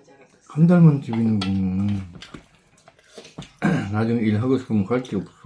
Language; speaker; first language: Korean; non-native, learner; Filipino